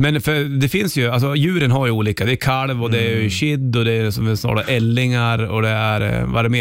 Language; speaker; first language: Swedish; native; Swedish